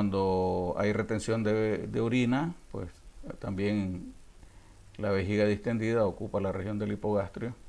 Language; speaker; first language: Spanish; native; Spanish